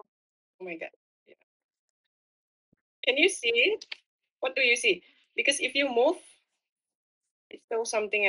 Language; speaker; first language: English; non-native, fluent; Indonesian